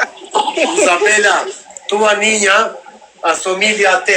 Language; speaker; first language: Italian; non-native, learner; Albanian